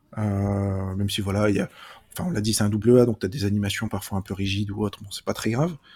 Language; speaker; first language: French; native; French